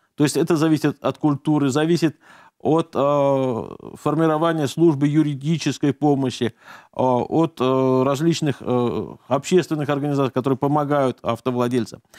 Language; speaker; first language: Russian; native; Russian